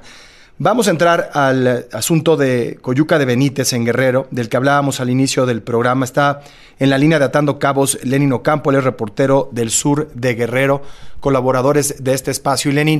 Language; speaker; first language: Spanish; native; Spanish